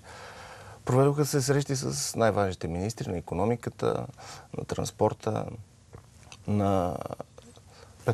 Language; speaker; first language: Bulgarian; native; Bulgarian